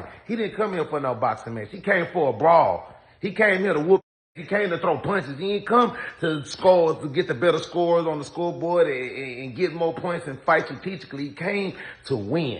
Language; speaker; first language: English; native; English